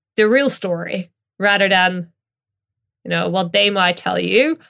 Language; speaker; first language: English; non-native, fluent; Dutch